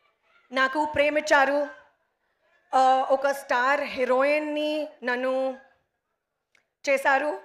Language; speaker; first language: Telugu; non-native, learner; Hindi